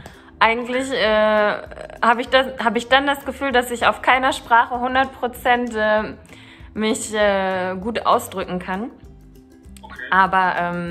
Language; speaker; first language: German; early bilingual, other home language; Turkish